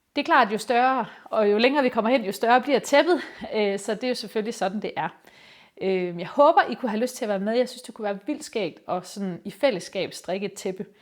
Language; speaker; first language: Danish; native; Danish